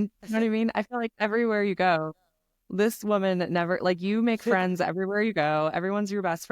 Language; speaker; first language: English; native; English